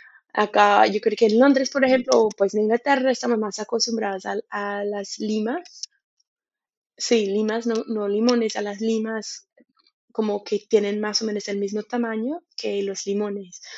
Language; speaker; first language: Spanish; non-native, fluent; English